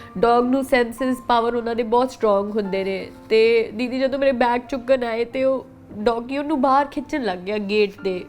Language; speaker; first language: Punjabi; native; Punjabi